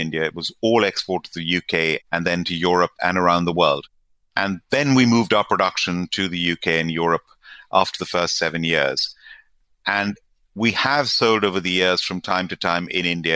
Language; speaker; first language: English; non-native, local second language; Gujarati